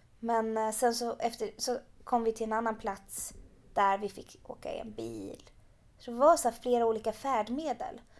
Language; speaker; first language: Swedish; early bilingual, other home language; Persian